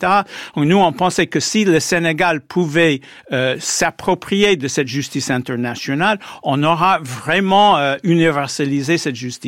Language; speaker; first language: French; non-native, fluent; English